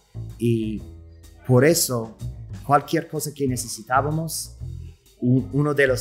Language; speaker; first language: Spanish; non-native, fluent; English